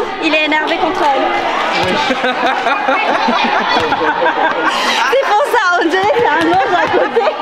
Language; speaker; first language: French; early bilingual, other home language; Filipino